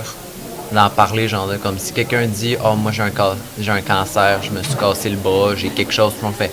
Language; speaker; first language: French; native; French